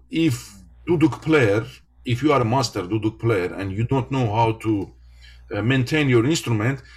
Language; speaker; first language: English; non-native, fluent; Armenian